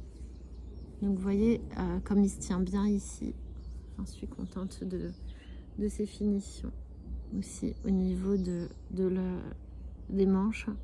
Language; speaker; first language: French; native; French